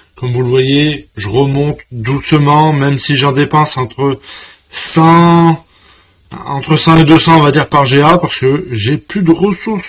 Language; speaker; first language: French; native; French